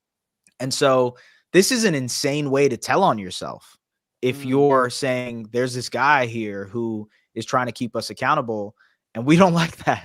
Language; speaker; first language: English; native; English